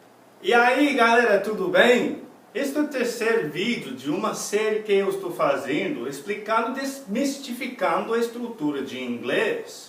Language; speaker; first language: Portuguese; non-native, fluent; English